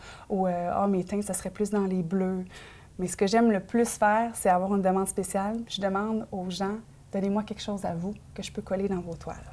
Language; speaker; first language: French; native; French